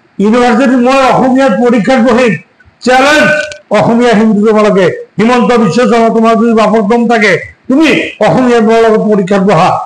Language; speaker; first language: Assamese; non-native, local second language; Bangla